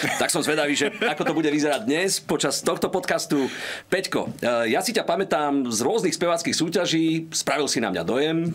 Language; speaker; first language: Slovak; native; Slovak